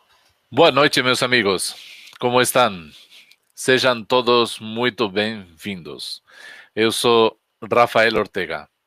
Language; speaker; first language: Portuguese; non-native, fluent; Spanish